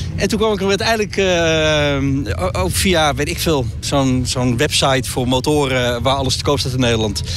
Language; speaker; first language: Dutch; native; Dutch